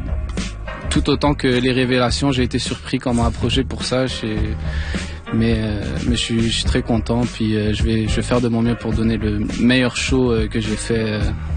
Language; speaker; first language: French; non-native, local second language; Arabic